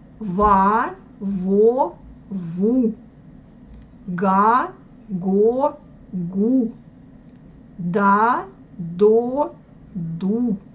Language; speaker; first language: French; non-native, fluent; Russian